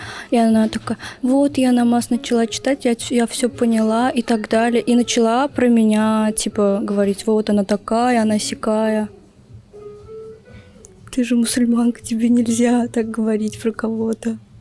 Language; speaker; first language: Russian; non-native, local second language; Turkmen